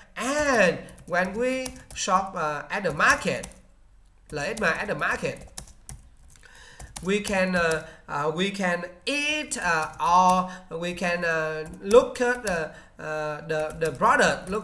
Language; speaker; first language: English; non-native, learner; Vietnamese